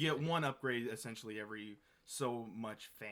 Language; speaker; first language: English; native; English